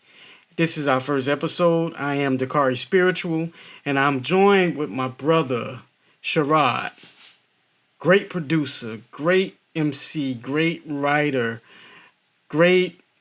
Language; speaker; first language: English; native; English